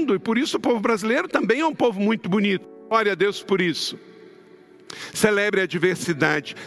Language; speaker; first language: Portuguese; native; Portuguese